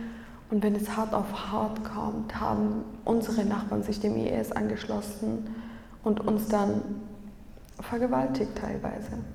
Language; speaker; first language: German; early bilingual, other home language; Kurdish